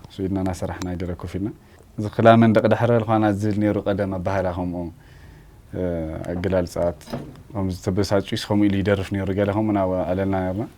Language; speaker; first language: Tigrinya; early bilingual, heritage; Tigrinya